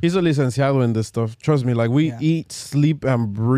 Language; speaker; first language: English; early bilingual, other home language; Spanish